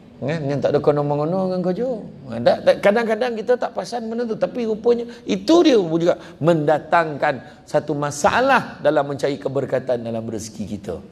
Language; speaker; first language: Malay; native; Malay